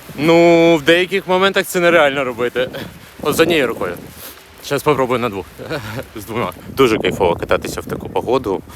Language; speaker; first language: Ukrainian; non-native, local second language; Russian